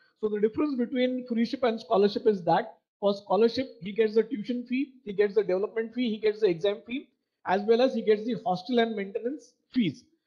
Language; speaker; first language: English; non-native, local second language; Marathi